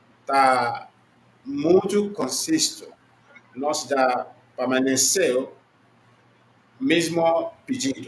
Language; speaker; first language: Portuguese; non-native, learner; Igbo